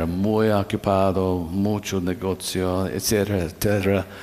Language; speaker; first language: Spanish; non-native, learner; English